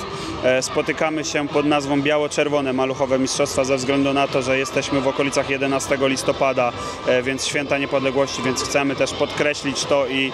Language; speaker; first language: Polish; native; Polish